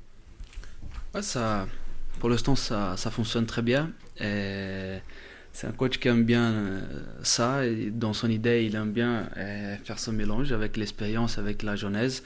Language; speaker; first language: French; non-native, fluent; Portuguese